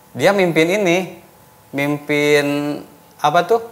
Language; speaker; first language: Indonesian; native; Indonesian